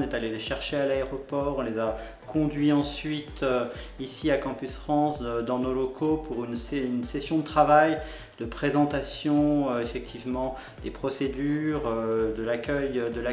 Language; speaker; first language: French; native; French